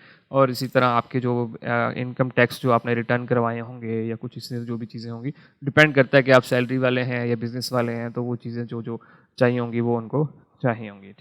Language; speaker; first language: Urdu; non-native, local second language; Punjabi